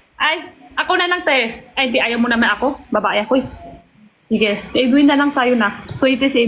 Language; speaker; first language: Filipino; non-native, local second language; Cebuano